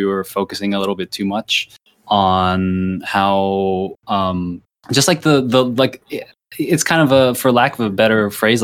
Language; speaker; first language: English; early bilingual, other home language; Thai